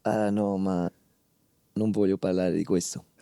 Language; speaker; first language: Italian; non-native, fluent; Dutch